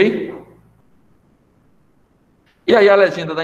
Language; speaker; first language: Portuguese; native; Portuguese